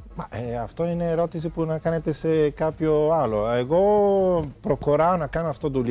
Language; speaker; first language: Greek; non-native, learner; Italian